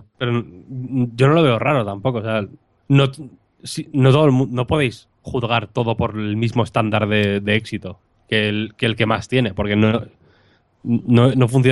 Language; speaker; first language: Spanish; native; Spanish